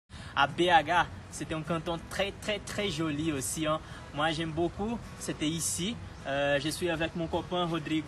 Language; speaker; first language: French; non-native, learner; Portuguese